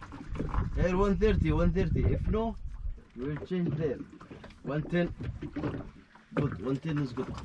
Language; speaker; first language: English; non-native, learner; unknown